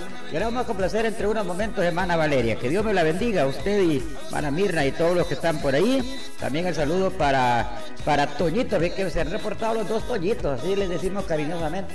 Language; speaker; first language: Spanish; native; Spanish